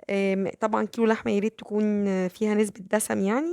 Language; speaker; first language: Arabic; native; Arabic